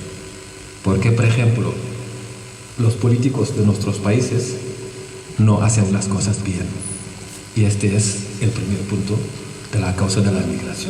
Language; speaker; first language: Spanish; non-native, fluent; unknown